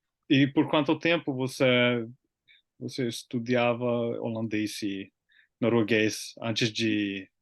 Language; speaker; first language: Portuguese; non-native, learner; Finnish